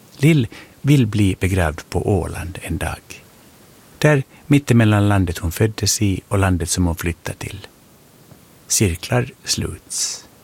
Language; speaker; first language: Swedish; native; Swedish